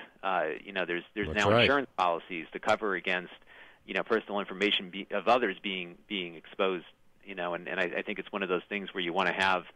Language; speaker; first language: English; native; English